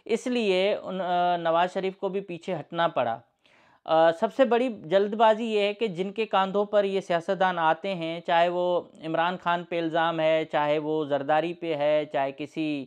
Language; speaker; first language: Urdu; non-native, local second language; Sindhi